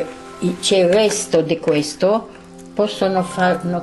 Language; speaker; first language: Italian; non-native, learner; Arabic